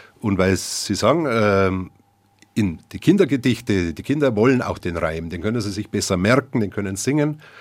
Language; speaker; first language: German; native; German